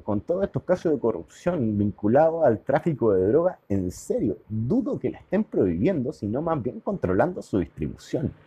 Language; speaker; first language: Spanish; native; Spanish